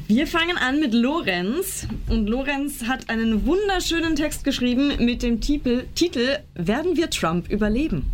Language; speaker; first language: German; native; German